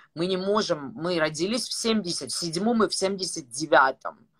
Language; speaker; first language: Russian; non-native, fluent; Georgian